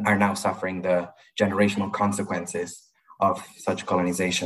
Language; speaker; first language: English; non-native, fluent; Spanish